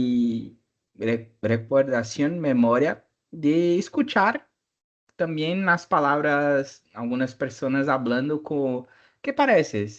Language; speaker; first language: Spanish; non-native, fluent; Portuguese